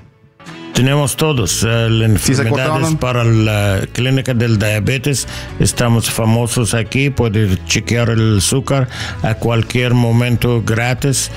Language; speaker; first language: Spanish; non-native, learner; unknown